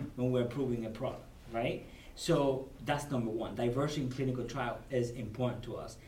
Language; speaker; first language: English; non-native, fluent; Spanish